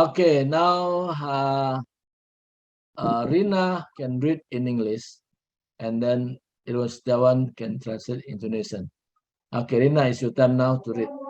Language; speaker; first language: English; non-native, learner; Indonesian